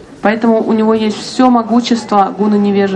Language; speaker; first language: Russian; native; Russian